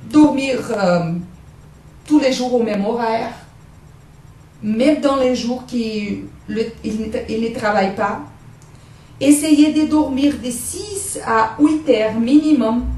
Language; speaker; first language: French; non-native, learner; Portuguese